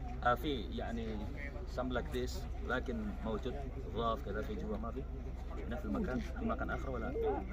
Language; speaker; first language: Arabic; non-native, fluent; Indonesian